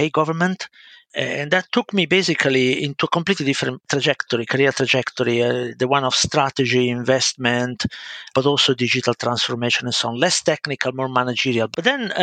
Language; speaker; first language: English; non-native, fluent; Italian